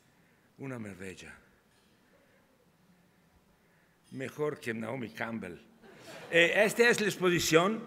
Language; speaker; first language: Spanish; non-native, learner; Italian